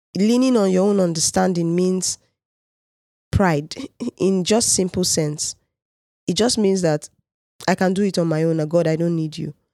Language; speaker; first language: English; non-native, local second language; Yoruba